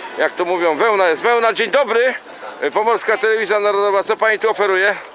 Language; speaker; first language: Polish; native; Polish